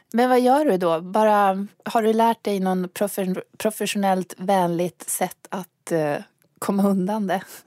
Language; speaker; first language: Swedish; native; Swedish